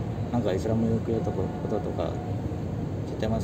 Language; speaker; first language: Japanese; non-native, fluent; Indonesian